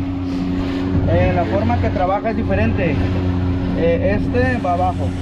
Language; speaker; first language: Spanish; native; Spanish